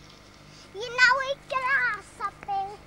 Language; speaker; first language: Icelandic; early bilingual, heritage; Icelandic